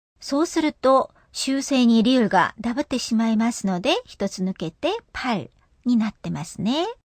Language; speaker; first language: Japanese; non-native, fluent; Korean